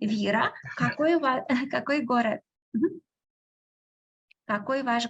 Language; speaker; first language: Russian; non-native, fluent; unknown